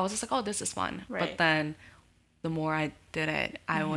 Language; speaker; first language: English; early bilingual, other home language; Korean